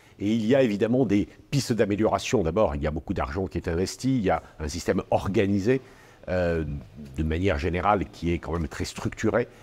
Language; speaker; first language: French; native; French